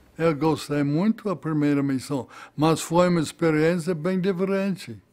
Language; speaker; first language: Portuguese; non-native, fluent; English